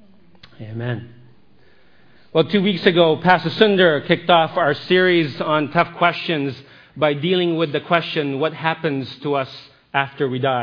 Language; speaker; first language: English; non-native, local second language; Filipino